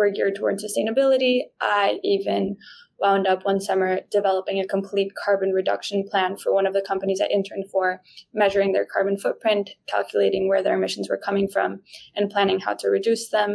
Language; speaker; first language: English; non-native, fluent; Spanish